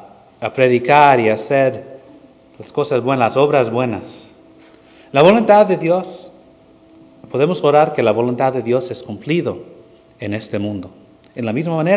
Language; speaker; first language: Spanish; non-native, fluent; English